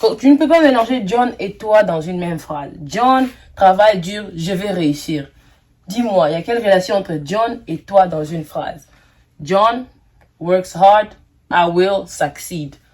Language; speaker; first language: French; non-native, local second language; Lingala